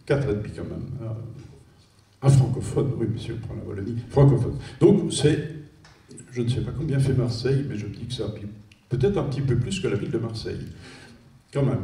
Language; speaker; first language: French; native; French